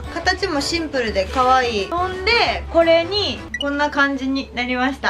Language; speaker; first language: Japanese; native; Japanese